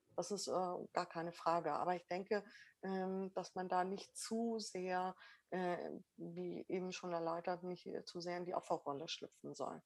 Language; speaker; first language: German; early bilingual, other home language; Arabic